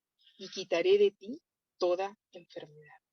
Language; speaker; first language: Spanish; native; Spanish